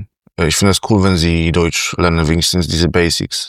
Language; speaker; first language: German; non-native, fluent; Polish